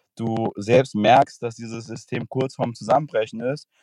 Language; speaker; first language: German; native; German